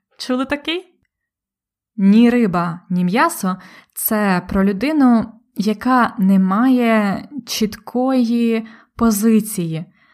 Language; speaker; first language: Ukrainian; native; Ukrainian